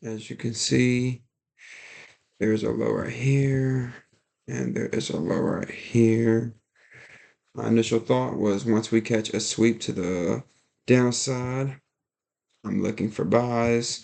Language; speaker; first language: English; native; English